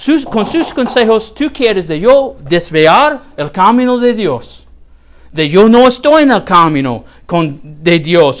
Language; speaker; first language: Spanish; non-native, learner; English